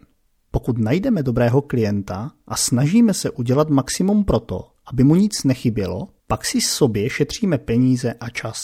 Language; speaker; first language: Czech; native; Czech